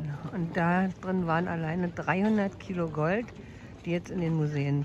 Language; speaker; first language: German; native; German